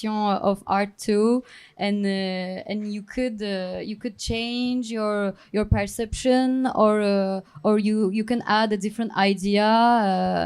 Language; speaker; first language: English; non-native, learner; Turkish